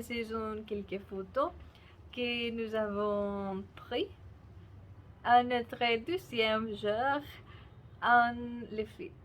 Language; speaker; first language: French; non-native, learner; Spanish